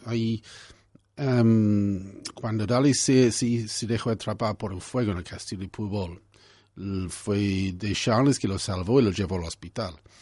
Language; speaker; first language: Spanish; non-native, fluent; English